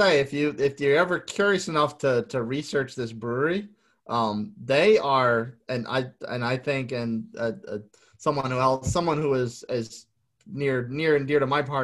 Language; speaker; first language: English; native; English